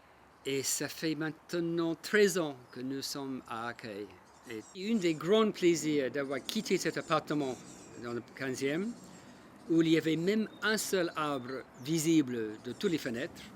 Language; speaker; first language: French; non-native, fluent; English